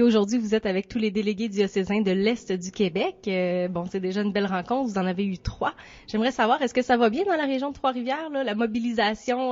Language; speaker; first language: French; native; French